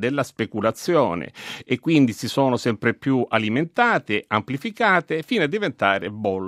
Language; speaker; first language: Italian; native; Italian